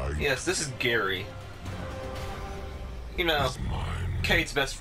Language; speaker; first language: English; native; English